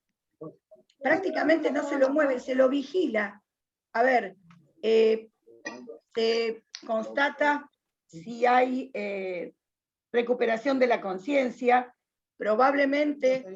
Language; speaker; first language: Spanish; native; Spanish